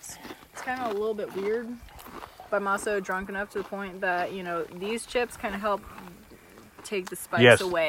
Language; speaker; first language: English; native; English